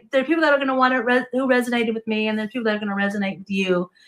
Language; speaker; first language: English; native; English